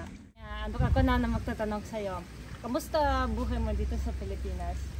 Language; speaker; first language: Filipino; non-native, fluent; Russian